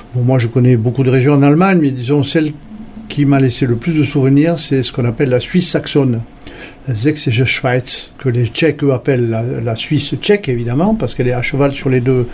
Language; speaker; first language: French; native; French